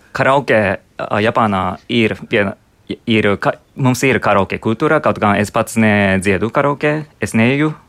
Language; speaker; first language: Latvian; non-native, fluent; Japanese